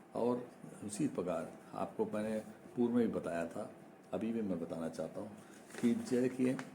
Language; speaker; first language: Hindi; non-native, local second language; Malayalam